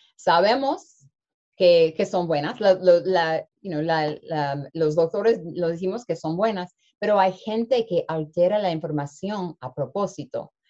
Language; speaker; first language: Spanish; early bilingual, heritage; Spanish